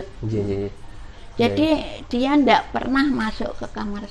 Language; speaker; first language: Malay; non-native, local second language; Javanese